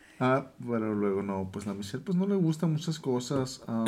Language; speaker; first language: Spanish; early bilingual, other home language; English